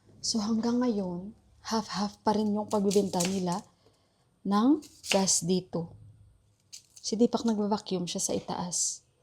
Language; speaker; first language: Filipino; native; Filipino